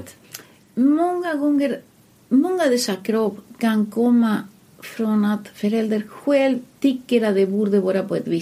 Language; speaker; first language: Swedish; non-native, fluent; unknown